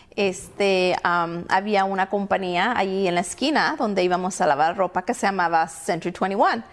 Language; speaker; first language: Spanish; early bilingual, heritage; Spanish